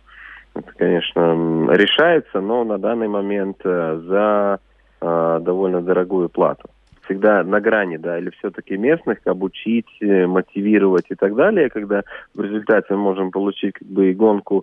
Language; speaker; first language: Russian; native; Russian